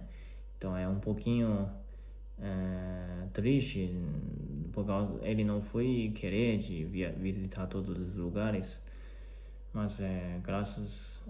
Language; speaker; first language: Portuguese; non-native, learner; Chinese